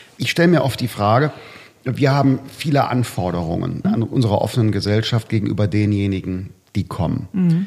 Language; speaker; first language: German; native; German